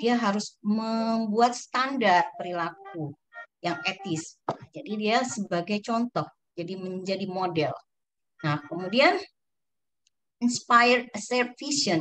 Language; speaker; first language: Indonesian; native; Indonesian